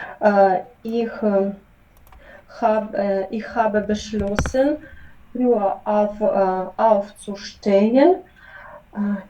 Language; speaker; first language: German; non-native, learner; Ukrainian